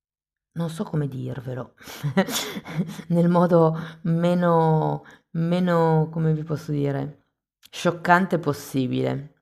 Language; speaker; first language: Italian; native; Italian